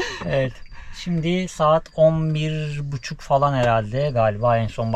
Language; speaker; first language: Turkish; native; Turkish